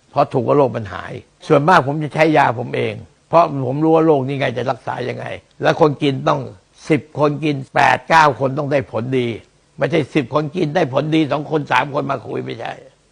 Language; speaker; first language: Thai; early bilingual, other home language; Min Nan Chinese